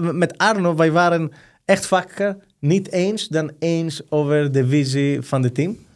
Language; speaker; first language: Dutch; non-native, fluent; Greek